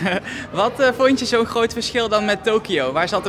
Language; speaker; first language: Dutch; native; Dutch